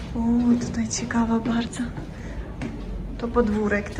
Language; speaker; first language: Polish; non-native, learner; Ukrainian